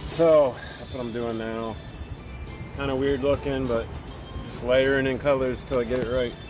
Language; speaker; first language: English; native; English